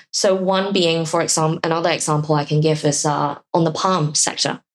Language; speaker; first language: English; non-native, local second language; Cantonese